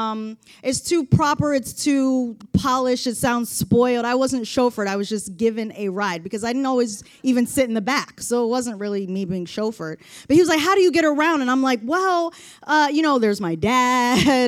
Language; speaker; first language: English; native; English